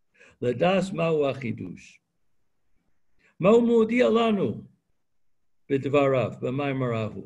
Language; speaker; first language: Hebrew; non-native, fluent; English